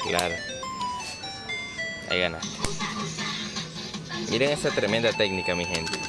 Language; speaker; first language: Spanish; native; Spanish